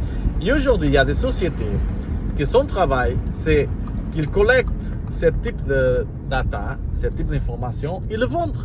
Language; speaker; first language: French; non-native, fluent; Portuguese